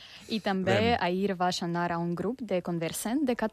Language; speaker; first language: Catalan; non-native, learner; English